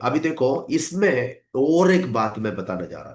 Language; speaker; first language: Hindi; non-native, local second language; Malayalam